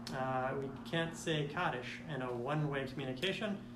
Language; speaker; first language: English; native; English